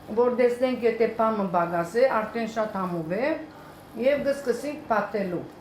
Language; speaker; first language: Armenian; early bilingual, heritage; Armenian